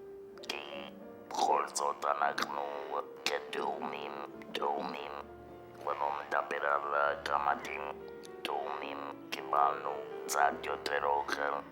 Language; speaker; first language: Hebrew; non-native, fluent; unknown